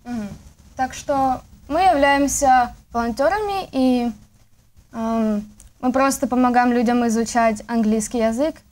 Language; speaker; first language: Russian; non-native, learner; English